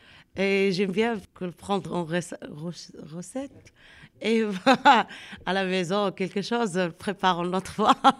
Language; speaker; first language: French; non-native, learner; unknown